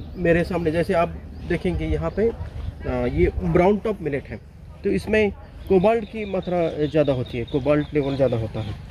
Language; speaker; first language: Hindi; non-native, local second language; Marathi